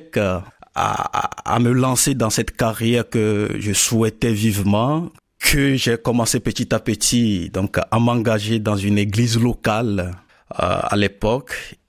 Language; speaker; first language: French; non-native, local second language; Ewe